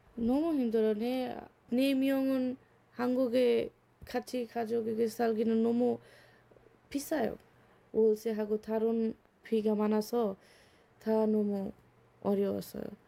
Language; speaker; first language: Korean; non-native, learner; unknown